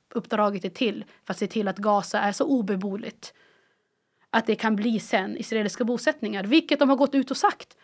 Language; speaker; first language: Swedish; early bilingual, other home language; Arabic